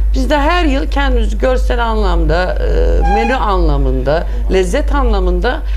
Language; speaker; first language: Turkish; native; Turkish